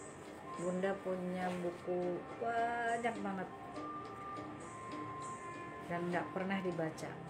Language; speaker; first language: Indonesian; native; Indonesian